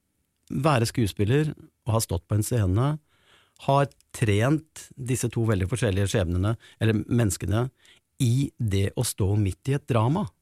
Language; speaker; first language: Norwegian; native; Norwegian